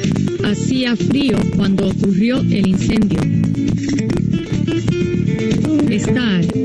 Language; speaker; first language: Spanish; non-native, learner; English